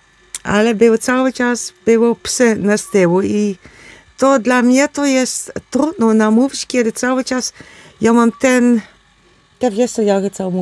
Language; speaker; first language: Polish; non-native, learner; Dutch